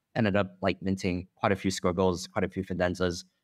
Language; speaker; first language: English; non-native, fluent; Chinese